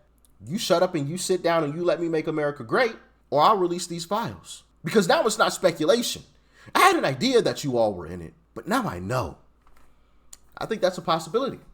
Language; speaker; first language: English; native; English